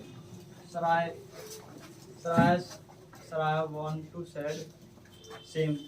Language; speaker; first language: English; non-native, learner; Hindi